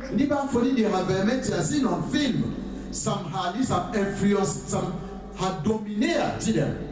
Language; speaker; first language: Danish; non-native, fluent; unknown